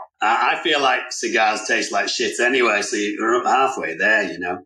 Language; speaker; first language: English; native; English